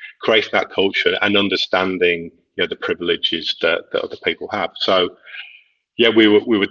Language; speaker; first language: English; native; English